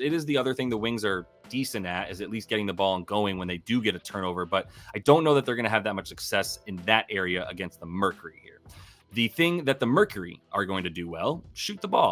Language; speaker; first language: English; native; English